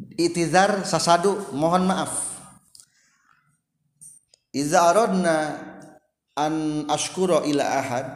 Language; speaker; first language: Arabic; non-native, learner; Indonesian